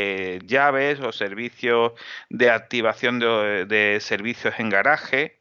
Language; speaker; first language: Spanish; native; Spanish